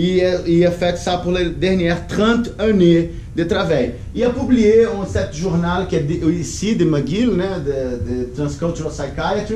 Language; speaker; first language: French; non-native, learner; Portuguese